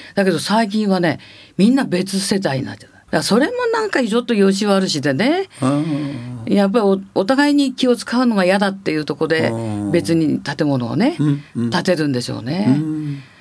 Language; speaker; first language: Japanese; native; Japanese